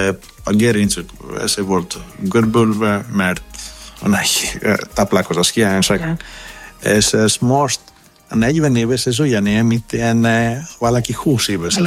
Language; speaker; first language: Hungarian; non-native, learner; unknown